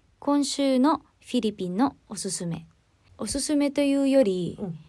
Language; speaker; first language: Japanese; non-native, fluent; Filipino